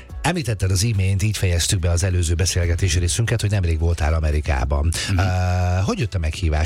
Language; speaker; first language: Hungarian; native; Hungarian